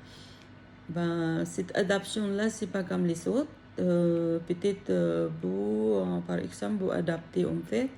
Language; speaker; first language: French; non-native, learner; Filipino